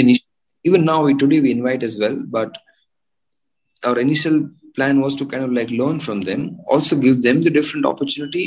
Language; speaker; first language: English; non-native, local second language; Gujarati